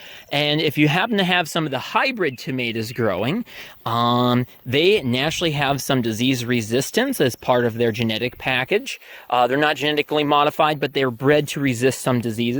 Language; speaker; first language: English; native; English